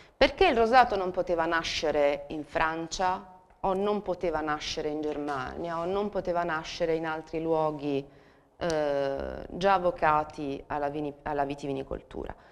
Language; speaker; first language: Italian; native; Italian